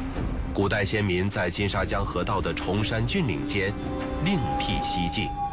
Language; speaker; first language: Chinese; native; Chinese